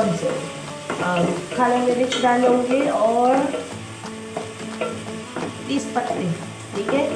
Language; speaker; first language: Hindi; non-native, learner; Filipino